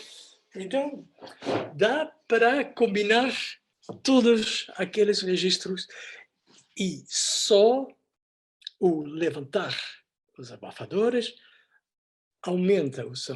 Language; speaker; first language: Portuguese; non-native, fluent; Dutch